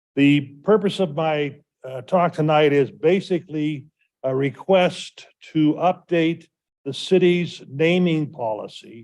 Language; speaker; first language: English; native; English